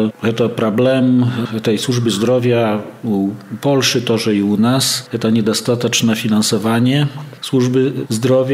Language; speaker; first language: Polish; non-native, local second language; Belarusian